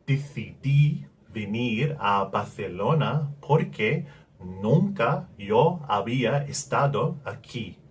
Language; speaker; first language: Spanish; non-native, learner; English